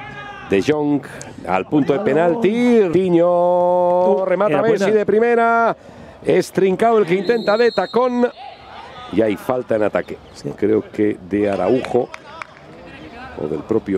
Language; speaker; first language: Spanish; native; Spanish